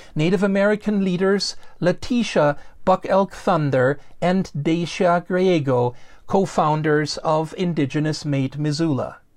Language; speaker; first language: English; non-native, fluent; German